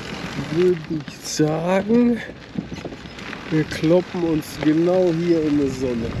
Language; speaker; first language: German; native; German